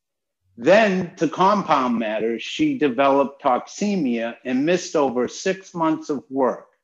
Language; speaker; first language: English; native; English